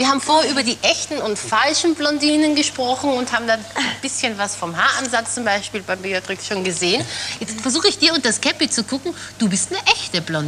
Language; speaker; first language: German; native; German